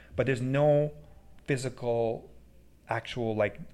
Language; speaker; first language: English; early bilingual, other home language; Persian